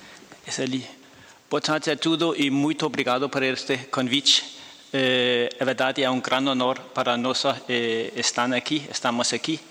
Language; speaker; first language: Portuguese; non-native, fluent; Danish